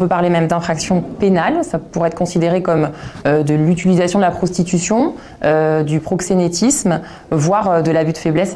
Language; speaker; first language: French; native; French